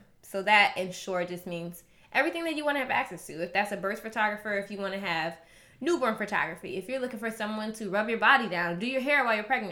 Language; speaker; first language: English; native; English